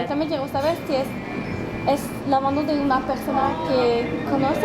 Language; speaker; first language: Spanish; non-native, learner; French